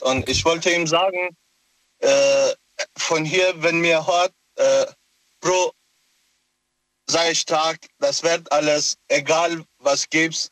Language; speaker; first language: German; non-native, local second language; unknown